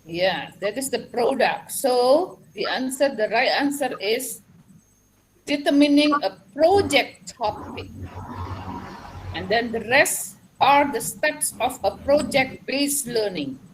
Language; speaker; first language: English; non-native, fluent; Javanese